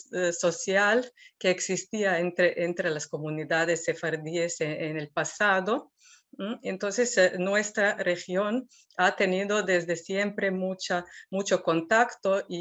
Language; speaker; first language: Spanish; non-native, fluent; Serbian